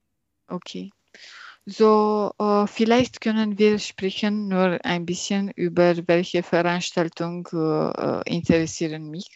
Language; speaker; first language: German; non-native, learner; French